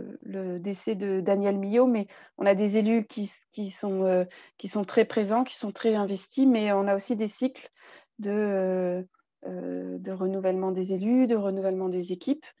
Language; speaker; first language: French; native; French